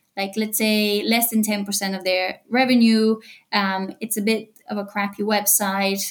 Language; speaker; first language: English; non-native, fluent; Bulgarian